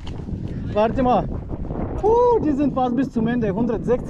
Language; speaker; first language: German; non-native, fluent; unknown